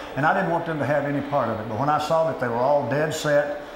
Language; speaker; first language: English; native; English